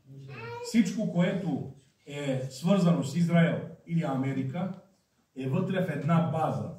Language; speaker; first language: Bulgarian; non-native, fluent; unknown